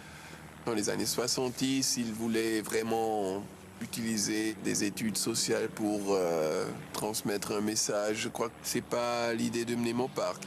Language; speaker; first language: French; non-native, local second language; German